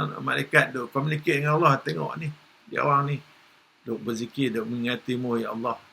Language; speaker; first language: Malay; native; Malay